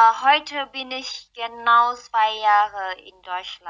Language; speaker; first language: German; non-native, learner; Vietnamese